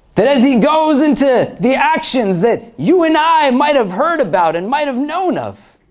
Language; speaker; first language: English; native; English